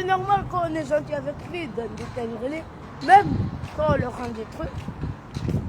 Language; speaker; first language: French; early bilingual, other home language; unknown